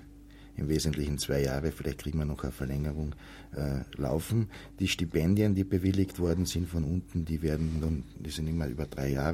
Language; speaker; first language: German; native; German